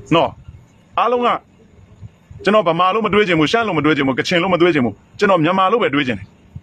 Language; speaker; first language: Burmese; native; Burmese